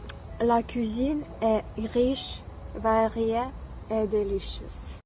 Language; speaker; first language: French; non-native, learner; Ukrainian